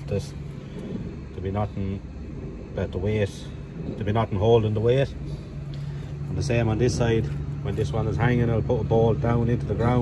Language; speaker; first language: English; native; English